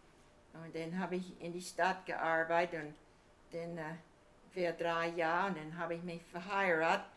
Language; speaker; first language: German; early bilingual, heritage; German